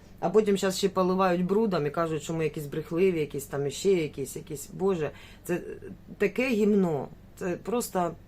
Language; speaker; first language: Ukrainian; native; Ukrainian